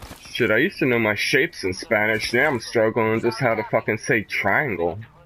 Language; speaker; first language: English; native; English